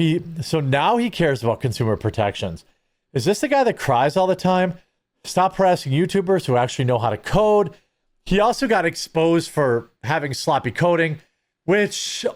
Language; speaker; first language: English; native; English